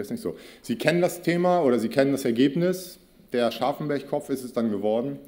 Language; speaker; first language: German; native; German